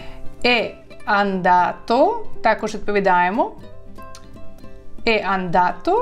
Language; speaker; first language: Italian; non-native, fluent; Ukrainian